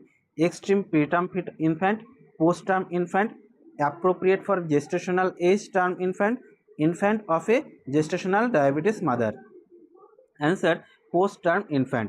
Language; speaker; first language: English; non-native, local second language; Bangla